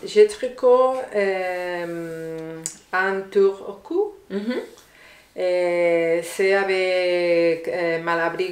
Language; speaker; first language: French; non-native, learner; Spanish